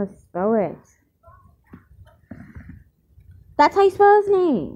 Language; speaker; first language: English; native; English